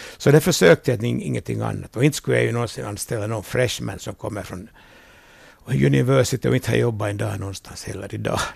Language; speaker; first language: Swedish; native; Swedish